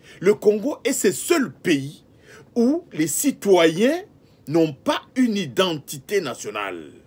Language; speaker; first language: French; non-native, local second language; Lingala